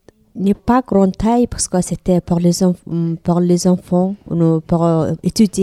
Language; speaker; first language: French; non-native, learner; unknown